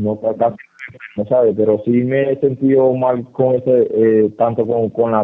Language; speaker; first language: Spanish; native; Spanish